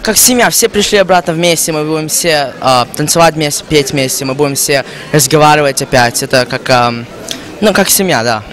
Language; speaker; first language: Russian; early bilingual, heritage; Russian